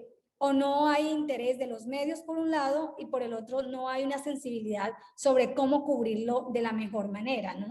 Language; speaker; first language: Spanish; native; Spanish